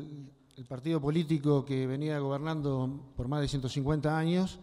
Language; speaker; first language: Spanish; native; Spanish